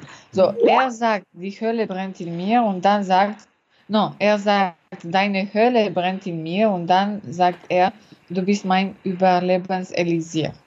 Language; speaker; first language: German; non-native, learner; French